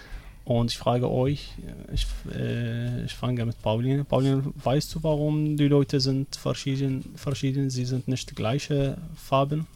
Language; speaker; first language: German; non-native, learner; Arabic